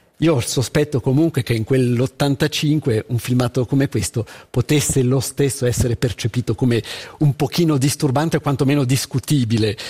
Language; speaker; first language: Italian; native; Italian